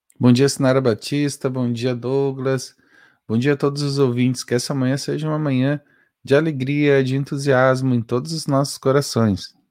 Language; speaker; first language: Portuguese; native; Portuguese